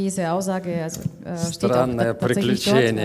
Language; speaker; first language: German; non-native, fluent; Russian